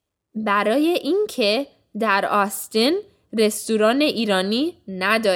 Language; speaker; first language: Persian; early bilingual, heritage; Persian